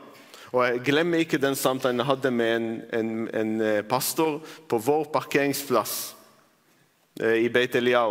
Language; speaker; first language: Norwegian; non-native, fluent; Arabic